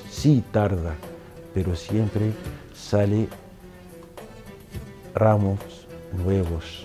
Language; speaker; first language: Spanish; non-native, fluent; Arabic